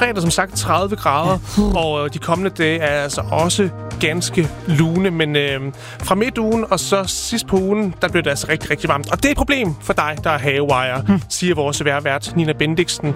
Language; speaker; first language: Danish; native; Danish